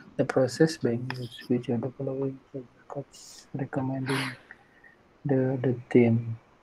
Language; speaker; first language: English; non-native, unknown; Indonesian